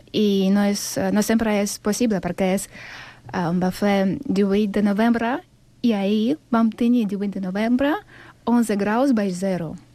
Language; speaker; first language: Catalan; non-native, fluent; Russian